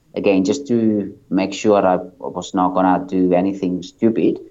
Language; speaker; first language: English; non-native, fluent; Italian